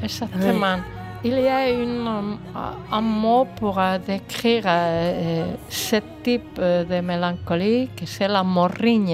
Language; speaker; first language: French; non-native, fluent; Spanish